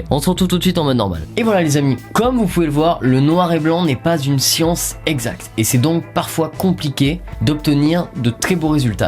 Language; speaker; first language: French; native; French